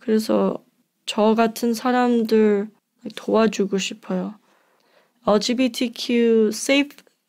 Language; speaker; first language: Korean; early bilingual, heritage; English